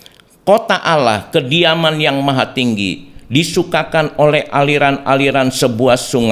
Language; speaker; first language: Indonesian; native; Indonesian